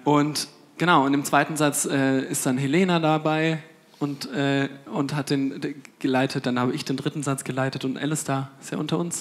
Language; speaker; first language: German; native; German